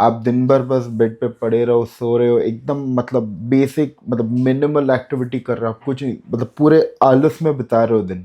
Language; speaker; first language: Hindi; non-native, local second language; Bangla